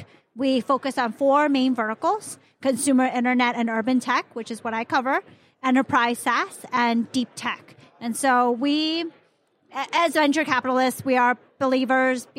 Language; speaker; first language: English; non-native, local second language; Cantonese